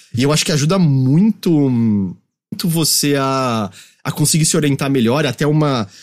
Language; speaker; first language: Portuguese; native; Portuguese